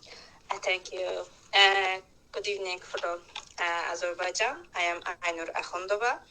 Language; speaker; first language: English; non-native, learner; Azerbaijani